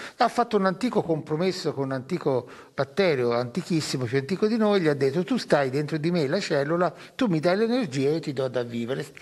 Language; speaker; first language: Italian; native; Italian